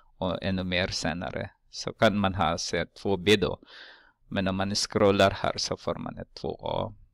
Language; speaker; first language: Swedish; non-native, fluent; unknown